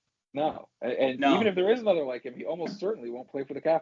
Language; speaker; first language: English; native; English